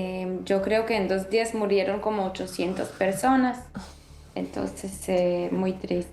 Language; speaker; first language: Spanish; early bilingual, heritage; Spanish